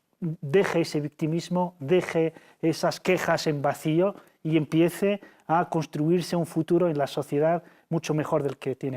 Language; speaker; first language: Spanish; native; Spanish